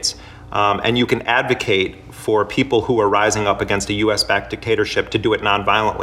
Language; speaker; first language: English; native; English